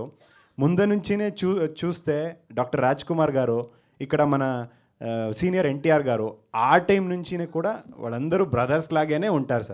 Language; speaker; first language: Telugu; non-native, local second language; Kannada